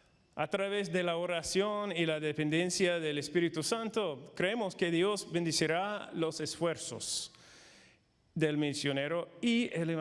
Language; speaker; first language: Spanish; non-native, fluent; English